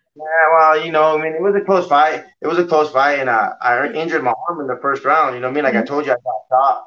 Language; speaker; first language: English; native; English